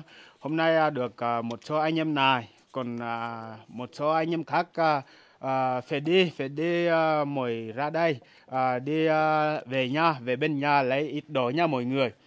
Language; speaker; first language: Vietnamese; non-native, fluent; Portuguese